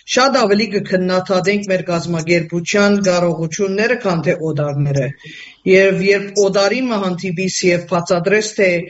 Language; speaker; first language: Armenian; early bilingual, heritage; Armenian